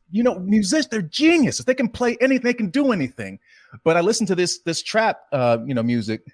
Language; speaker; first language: English; native; English